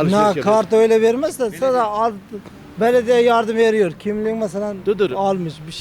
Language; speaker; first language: Turkish; non-native, learner; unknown